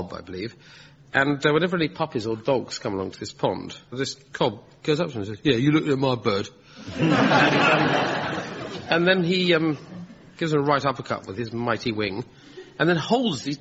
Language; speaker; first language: English; native; English